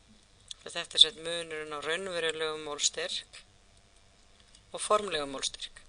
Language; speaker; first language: Icelandic; native; Icelandic